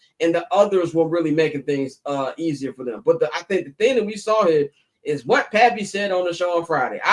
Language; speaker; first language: English; native; English